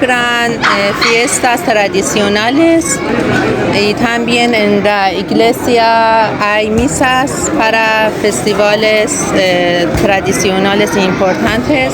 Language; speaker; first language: Spanish; non-native, learner; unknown